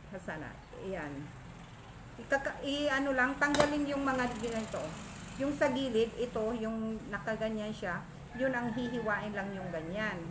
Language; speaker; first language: Filipino; non-native, local second language; Masbatenyo